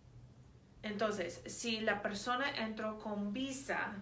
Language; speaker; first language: Spanish; non-native, fluent; English